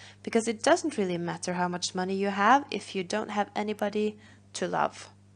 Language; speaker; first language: English; non-native, fluent; Norwegian